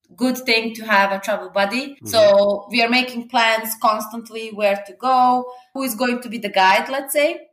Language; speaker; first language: English; non-native, fluent; Serbian